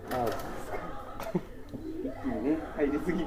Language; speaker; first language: Japanese; native; Japanese